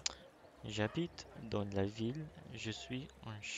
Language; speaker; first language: French; non-native, learner; English